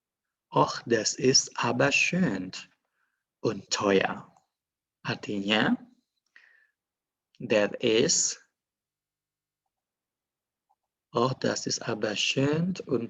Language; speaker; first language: German; non-native, fluent; Indonesian